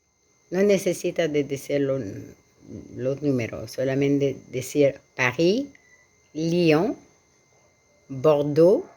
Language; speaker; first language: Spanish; non-native, learner; French